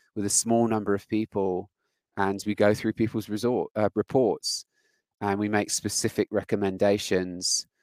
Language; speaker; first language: English; native; English